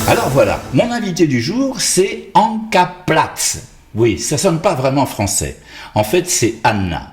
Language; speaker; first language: French; native; French